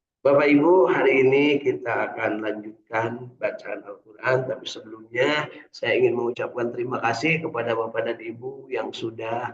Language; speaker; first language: Indonesian; native; Indonesian